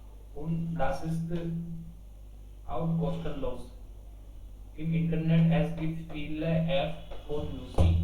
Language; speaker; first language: German; non-native, learner; Hindi